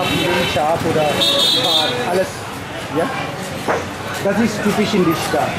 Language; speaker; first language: German; non-native, learner; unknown